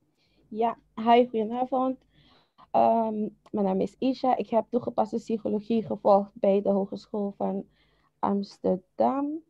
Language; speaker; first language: Dutch; non-native, local second language; Papiamento